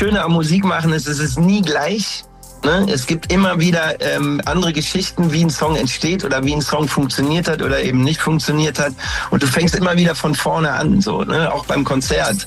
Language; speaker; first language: German; native; German